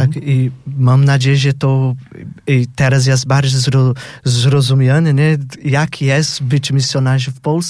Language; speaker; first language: Polish; non-native, fluent; Portuguese